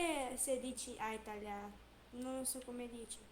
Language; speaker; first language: Italian; non-native, learner; Romanian